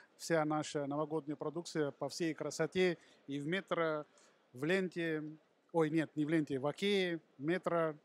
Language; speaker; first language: Russian; non-native, fluent; Sinhala